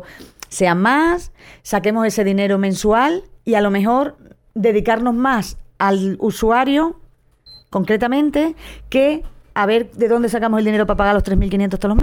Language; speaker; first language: Spanish; native; Spanish